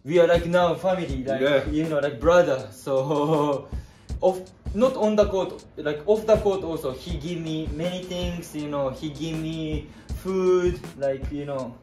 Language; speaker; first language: English; non-native, learner; Japanese